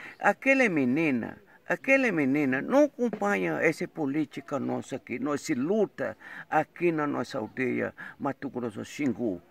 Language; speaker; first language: Portuguese; non-native, local second language; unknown